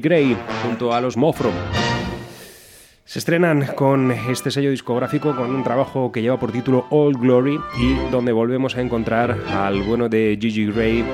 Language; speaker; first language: Spanish; native; Spanish